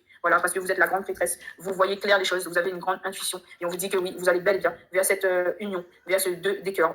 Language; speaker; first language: French; native; French